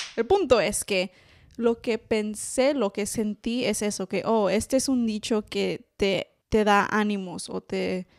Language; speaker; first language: Spanish; early bilingual, heritage; Spanish